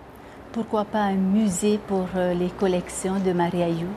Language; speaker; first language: French; native; French